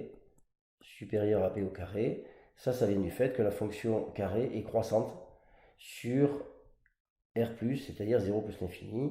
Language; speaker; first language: French; native; French